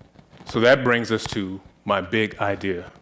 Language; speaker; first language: English; native; English